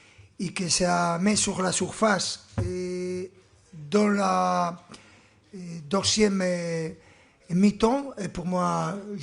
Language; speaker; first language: French; non-native, fluent; Spanish